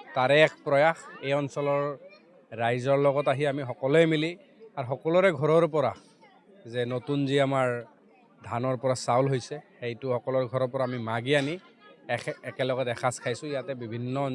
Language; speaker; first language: Assamese; native; Assamese